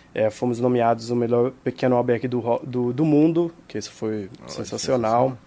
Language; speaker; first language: Portuguese; non-native, fluent; Hebrew